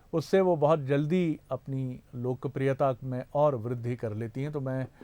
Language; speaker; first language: Hindi; native; Hindi